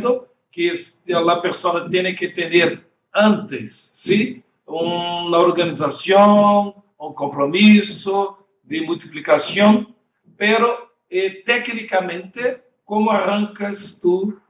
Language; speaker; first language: Spanish; non-native, learner; Portuguese